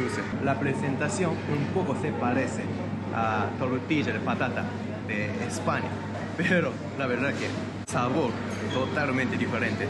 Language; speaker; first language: Spanish; non-native, fluent; Japanese